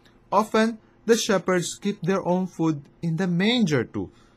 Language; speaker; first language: English; non-native, fluent; Chinese